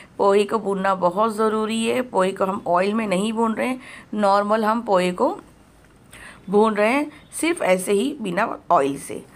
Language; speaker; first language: Hindi; native; Hindi